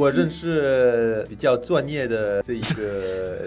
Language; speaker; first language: Chinese; non-native, fluent; French